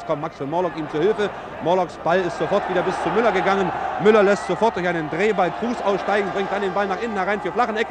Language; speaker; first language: German; native; German